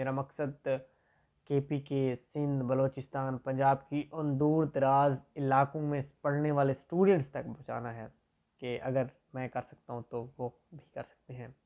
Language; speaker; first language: Urdu; non-native, local second language; Saraiki